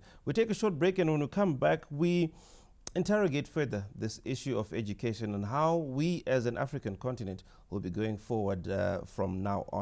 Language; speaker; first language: English; non-native, local second language; Shona